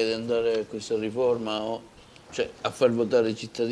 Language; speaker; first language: Italian; native; Italian